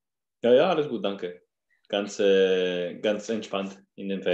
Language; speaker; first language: German; non-native, fluent; Spanish